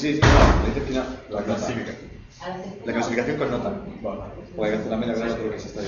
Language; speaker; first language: Spanish; native; Spanish